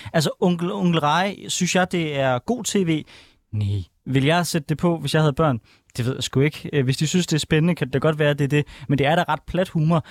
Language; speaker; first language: Danish; native; Danish